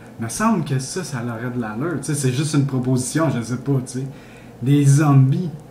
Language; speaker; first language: French; native; French